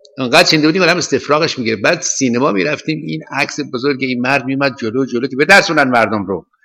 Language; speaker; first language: Persian; native; Persian